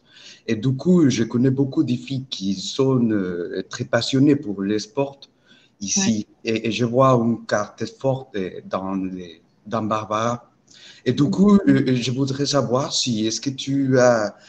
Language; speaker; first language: French; non-native, learner; Spanish